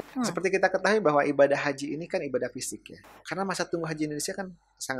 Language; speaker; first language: Indonesian; native; Indonesian